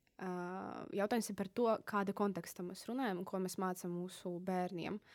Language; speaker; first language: Latvian; non-native, local second language; Russian